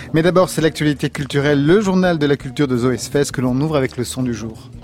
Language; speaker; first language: French; native; French